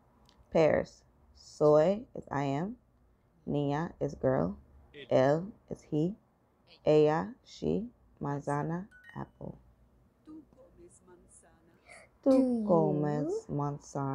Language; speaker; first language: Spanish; non-native, learner; English